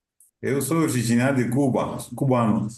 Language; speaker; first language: Portuguese; non-native, learner; Spanish